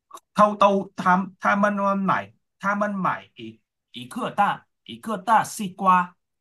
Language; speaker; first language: Chinese; non-native, learner; Vietnamese